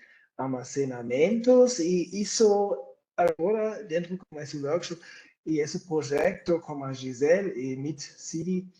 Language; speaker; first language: Portuguese; non-native, fluent; German